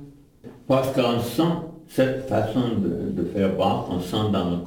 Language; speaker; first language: French; non-native, fluent; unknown